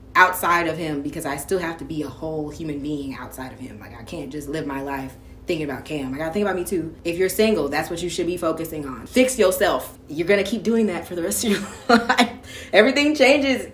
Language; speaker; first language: English; native; English